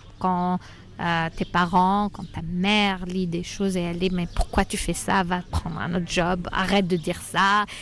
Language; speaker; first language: French; non-native, local second language; Arabic